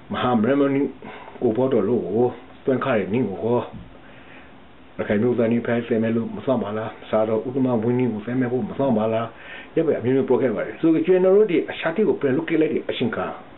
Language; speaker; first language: Burmese; native; Burmese